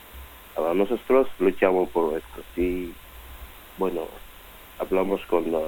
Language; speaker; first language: Spanish; non-native, learner; Wolof